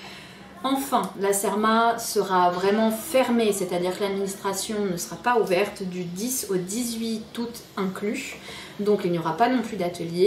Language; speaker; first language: French; native; French